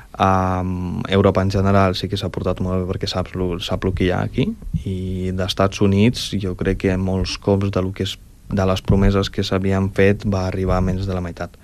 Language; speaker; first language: Catalan; early bilingual, other home language; Ukrainian